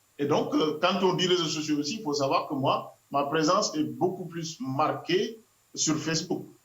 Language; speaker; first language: French; non-native, local second language; Wolof